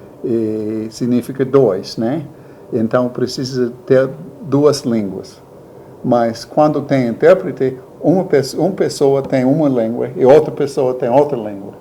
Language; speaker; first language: Portuguese; non-native, learner; English